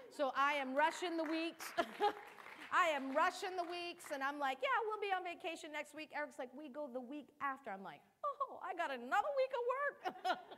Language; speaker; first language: English; early bilingual, other home language; Kabuverdianu